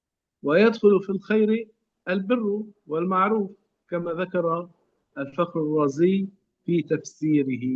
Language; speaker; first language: Arabic; native; Arabic